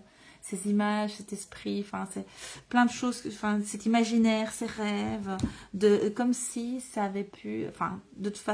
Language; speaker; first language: French; native; French